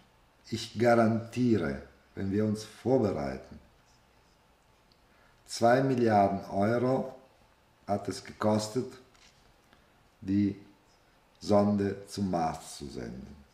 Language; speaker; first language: German; non-native, fluent; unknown